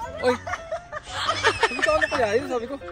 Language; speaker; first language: Filipino; native; Filipino